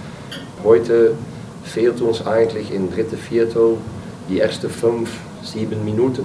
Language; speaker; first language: German; non-native, fluent; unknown